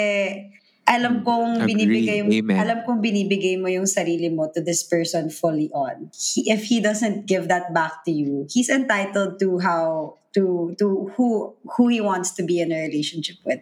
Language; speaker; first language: English; non-native, local second language; Filipino